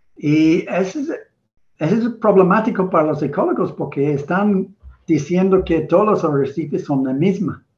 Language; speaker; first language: Spanish; non-native, learner; English